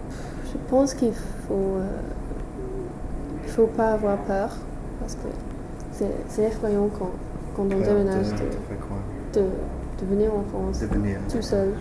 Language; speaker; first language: French; non-native, fluent; English